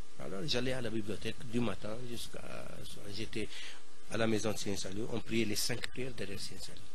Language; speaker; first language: French; non-native, local second language; Arabic